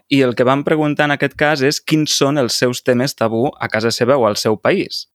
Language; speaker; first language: Catalan; native; Catalan